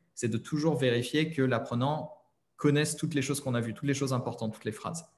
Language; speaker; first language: French; native; French